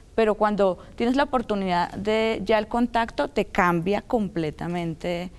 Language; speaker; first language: Spanish; native; Spanish